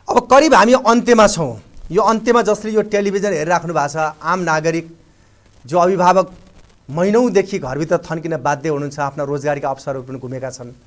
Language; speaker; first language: Nepali; native; Nepali